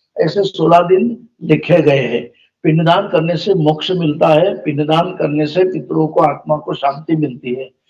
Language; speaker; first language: Hindi; non-native, local second language; Gujarati